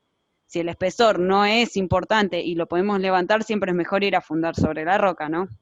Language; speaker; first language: Spanish; native; Spanish